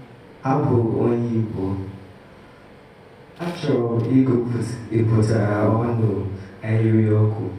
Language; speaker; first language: Igbo; non-native, learner; English